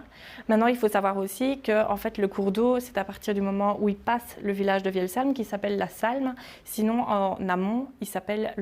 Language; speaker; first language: French; native; French